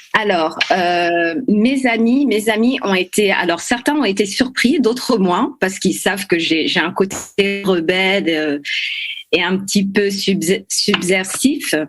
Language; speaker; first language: French; native; French